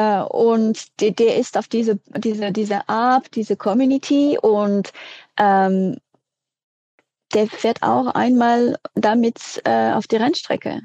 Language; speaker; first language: German; non-native, fluent; French